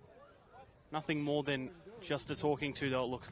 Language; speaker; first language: English; native; English